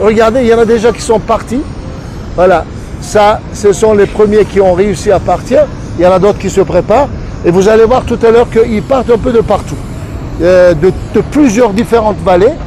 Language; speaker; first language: French; non-native, fluent; Turkish